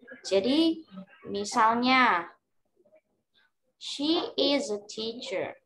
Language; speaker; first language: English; non-native, fluent; Indonesian